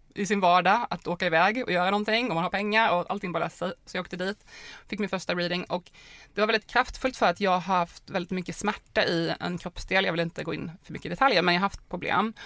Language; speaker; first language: Swedish; native; Swedish